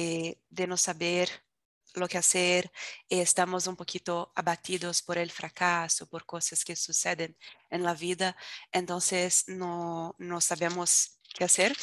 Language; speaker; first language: Spanish; non-native, fluent; Portuguese